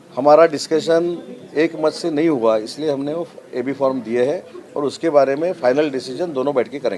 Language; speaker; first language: Hindi; non-native, local second language; Marathi